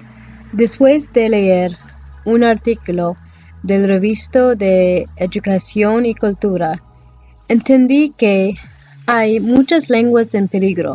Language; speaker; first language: Spanish; non-native, learner; English